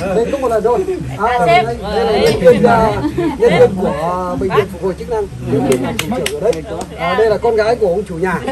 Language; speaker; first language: Vietnamese; non-native, local second language; Tày